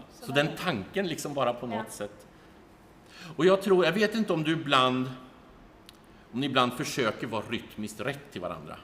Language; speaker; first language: Swedish; native; Swedish